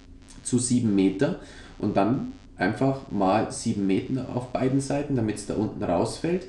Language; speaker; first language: German; native; German